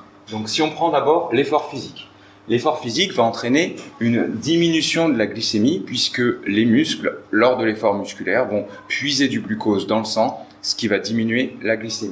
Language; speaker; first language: French; native; French